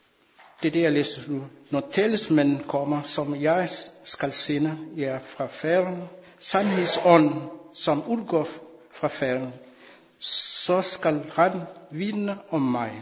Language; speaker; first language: Danish; non-native, fluent; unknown